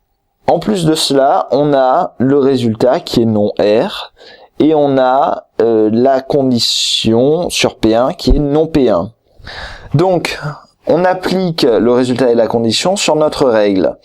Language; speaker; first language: French; native; French